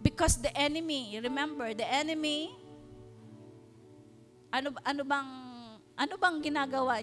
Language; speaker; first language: Filipino; native; Filipino